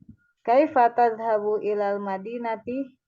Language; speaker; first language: Arabic; non-native, learner; Indonesian